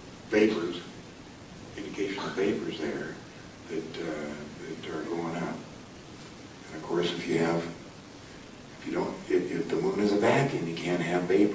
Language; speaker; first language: English; native; English